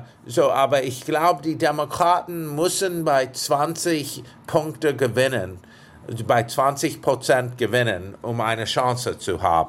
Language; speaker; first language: German; non-native, fluent; English